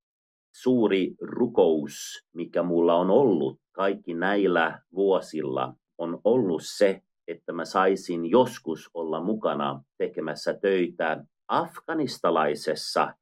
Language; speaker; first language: Finnish; non-native, fluent; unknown